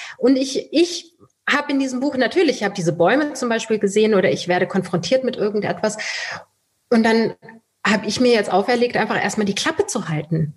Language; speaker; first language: German; early bilingual, other home language; Persian